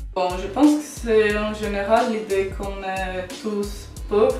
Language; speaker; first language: French; non-native, fluent; Portuguese